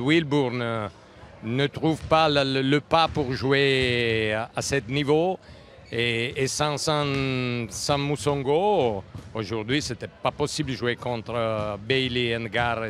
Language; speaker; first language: French; non-native, local second language; Italian